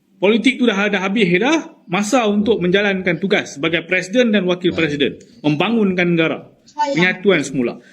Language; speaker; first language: Malay; native; Malay